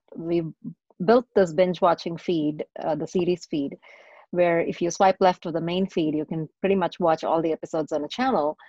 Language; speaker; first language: English; non-native, local second language; Tamil